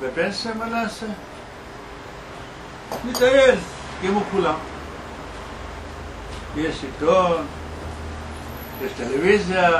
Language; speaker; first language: Hebrew; non-native, learner; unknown